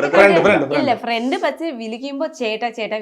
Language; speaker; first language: Malayalam; non-native, learner; Nepali